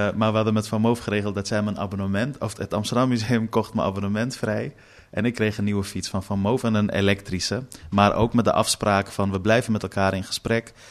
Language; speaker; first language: Dutch; early bilingual, other home language; Persian